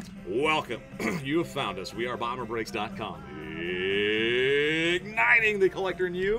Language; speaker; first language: English; native; English